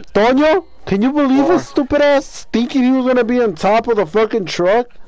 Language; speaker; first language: English; early bilingual, other home language; Spanish